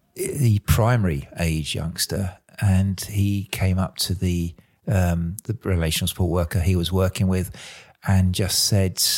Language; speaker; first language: English; native; English